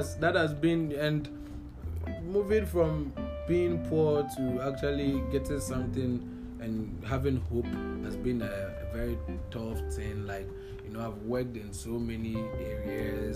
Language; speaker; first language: English; non-native, local second language; Akan